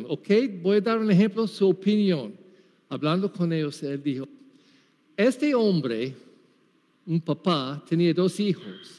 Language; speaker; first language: Spanish; non-native, learner; English